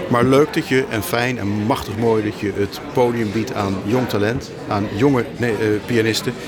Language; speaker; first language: Dutch; native; Dutch